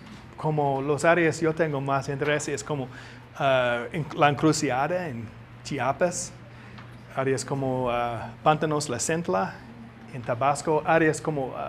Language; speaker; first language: Spanish; non-native, learner; English